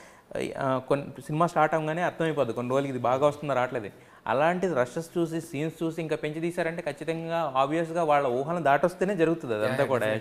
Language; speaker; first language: Telugu; native; Telugu